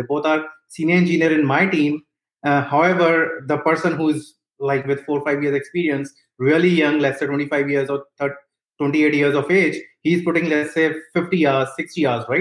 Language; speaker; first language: English; non-native, local second language; Hindi